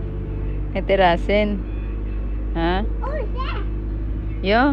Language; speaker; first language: Norwegian; non-native, learner; Filipino